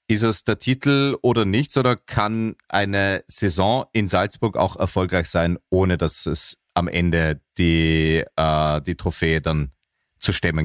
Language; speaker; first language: German; native; German